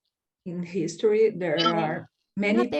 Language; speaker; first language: English; non-native, learner; Portuguese